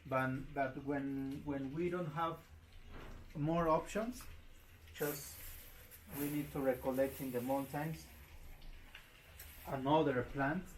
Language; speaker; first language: English; non-native, learner; Spanish